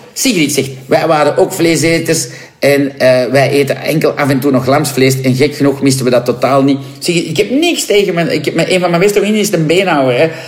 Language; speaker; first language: Dutch; non-native, local second language; French